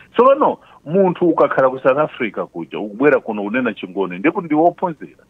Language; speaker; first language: Nyanja; non-native, local second language; Tumbuka